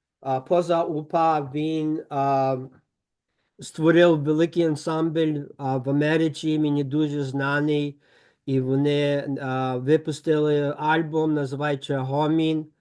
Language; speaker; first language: Ukrainian; early bilingual, heritage; Ukrainian